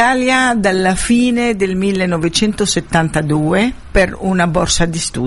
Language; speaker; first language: Italian; non-native, fluent; Arabic